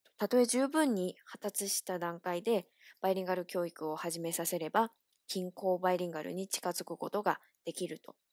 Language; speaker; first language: Japanese; non-native, fluent; Chinese